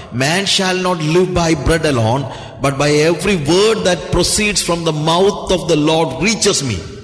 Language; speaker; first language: English; non-native, local second language; Malayalam